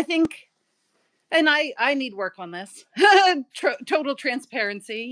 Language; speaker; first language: English; native; English